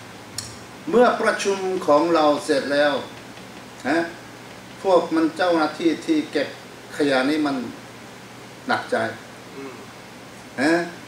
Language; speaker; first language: Thai; non-native, fluent; Korean